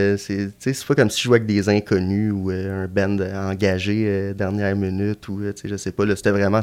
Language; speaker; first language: French; native; French